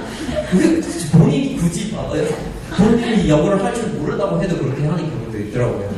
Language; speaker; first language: Korean; non-native, fluent; English